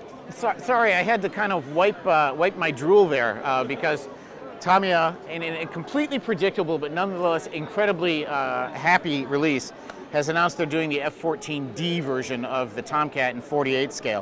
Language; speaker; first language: English; native; English